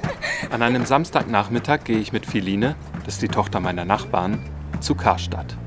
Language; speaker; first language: German; native; German